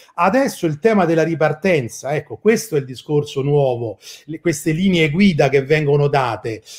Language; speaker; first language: Italian; native; Italian